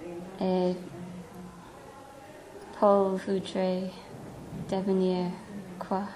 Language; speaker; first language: French; non-native, learner; English